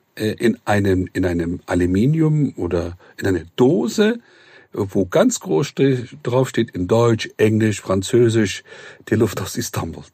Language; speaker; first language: German; non-native, fluent; Turkish